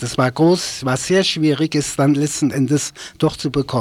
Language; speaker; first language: German; native; German